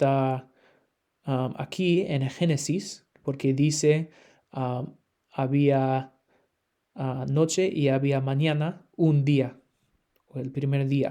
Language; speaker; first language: Spanish; non-native, fluent; English